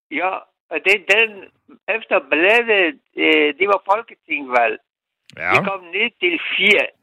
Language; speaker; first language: Danish; non-native, learner; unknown